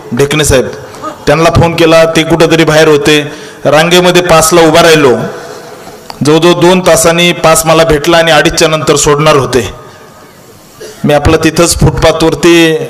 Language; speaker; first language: Marathi; native; Marathi